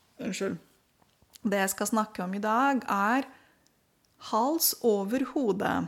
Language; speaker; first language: Norwegian; non-native, fluent; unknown